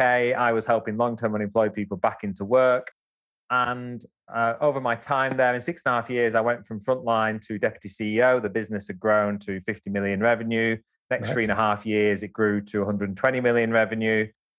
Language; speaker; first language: English; native; English